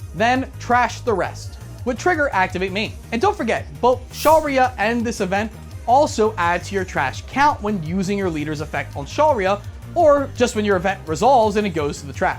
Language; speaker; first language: English; native; English